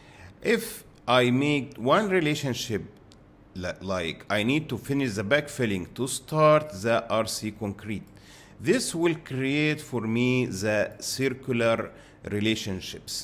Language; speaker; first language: English; non-native, fluent; Arabic